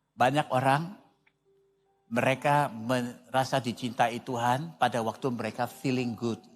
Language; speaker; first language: Indonesian; non-native, fluent; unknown